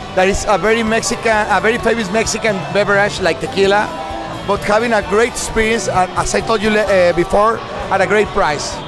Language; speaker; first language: English; non-native, fluent; Spanish